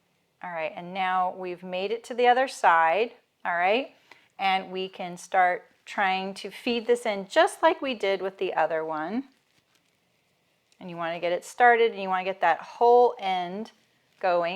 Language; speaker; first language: English; native; English